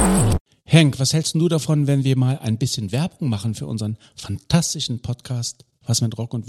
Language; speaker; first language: German; native; German